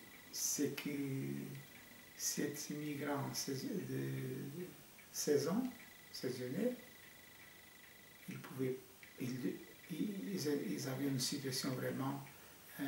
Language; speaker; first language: French; non-native, fluent; Portuguese